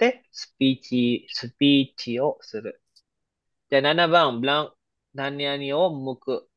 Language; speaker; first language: Japanese; non-native, fluent; Filipino